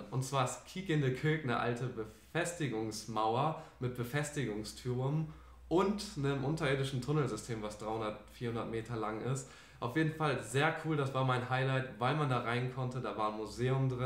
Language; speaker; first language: German; native; German